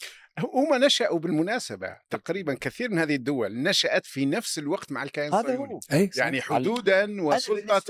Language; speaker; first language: Arabic; native; Arabic